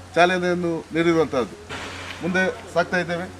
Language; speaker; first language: Kannada; native; Kannada